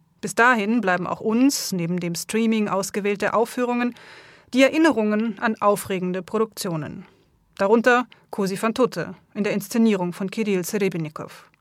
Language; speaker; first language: German; native; German